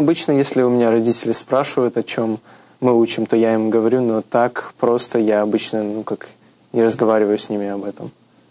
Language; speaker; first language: Russian; early bilingual, heritage; Russian